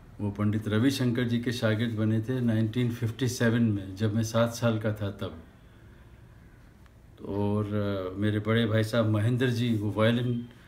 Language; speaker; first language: Hindi; native; Hindi